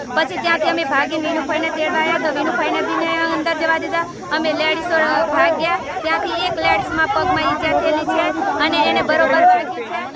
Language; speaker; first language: Gujarati; non-native, local second language; Rathawi